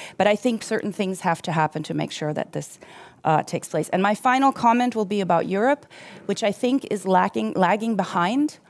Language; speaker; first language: English; non-native, fluent; German